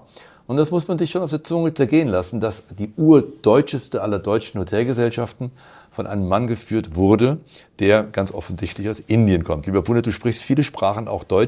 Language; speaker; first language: German; native; German